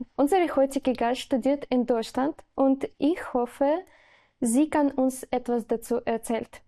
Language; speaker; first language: German; non-native, fluent; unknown